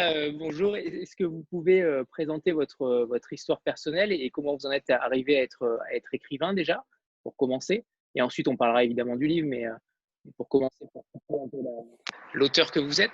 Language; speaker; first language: French; native; French